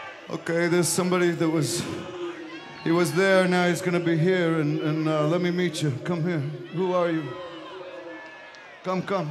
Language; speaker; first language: English; native; English